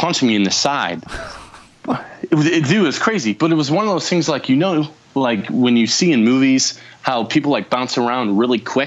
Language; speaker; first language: English; native; English